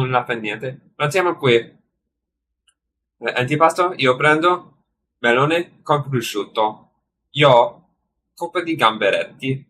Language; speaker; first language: Italian; non-native, learner; English